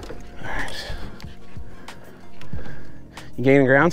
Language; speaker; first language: English; native; English